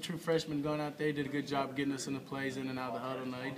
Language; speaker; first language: English; native; English